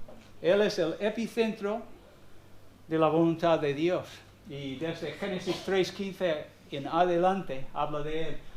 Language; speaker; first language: Spanish; non-native, fluent; English